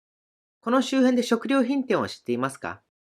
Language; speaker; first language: Japanese; native; Japanese